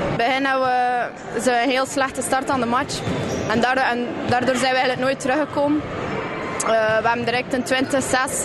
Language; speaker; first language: Dutch; native; Dutch